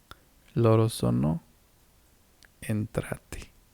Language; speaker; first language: Italian; non-native, fluent; Spanish